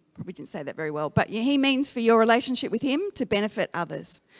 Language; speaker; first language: English; native; English